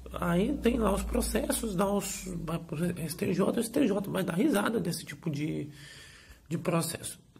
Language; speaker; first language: Portuguese; native; Portuguese